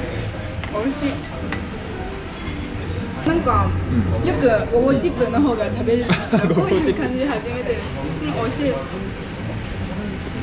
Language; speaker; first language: Japanese; non-native, fluent; Vietnamese